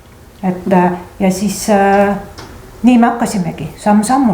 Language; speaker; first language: Estonian; native; Estonian